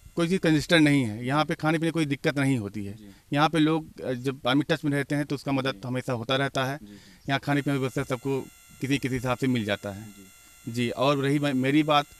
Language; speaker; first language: Hindi; native; Hindi